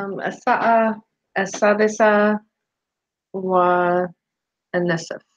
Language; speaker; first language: Arabic; non-native, learner; English